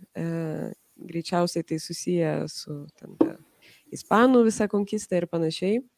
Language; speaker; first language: Lithuanian; early bilingual, heritage; Lithuanian